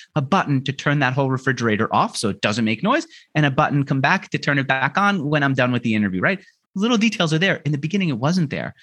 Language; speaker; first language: English; native; English